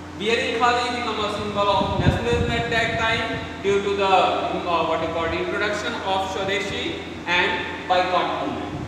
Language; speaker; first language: English; non-native, local second language; Hindi